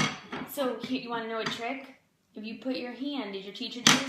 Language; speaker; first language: English; native; English